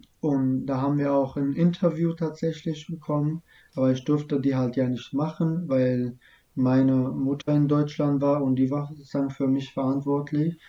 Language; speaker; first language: German; non-native, fluent; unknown